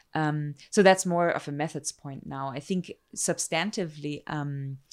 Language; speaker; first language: English; non-native, fluent; German